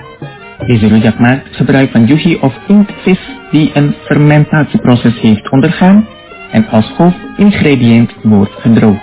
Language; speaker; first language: Dutch; non-native, fluent; Indonesian